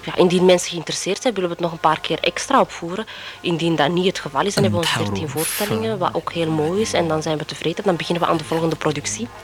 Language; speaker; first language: Dutch; early bilingual, other home language; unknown